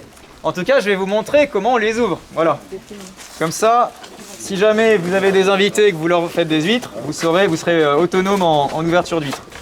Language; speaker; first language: French; native; French